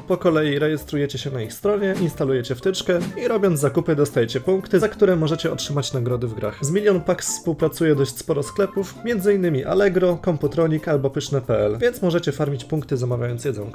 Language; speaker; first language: Polish; native; Polish